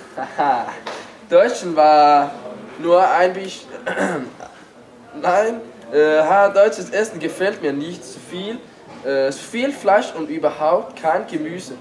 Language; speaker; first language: German; non-native, learner; Danish